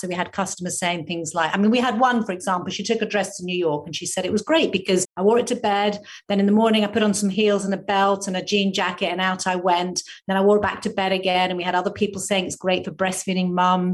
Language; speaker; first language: English; native; English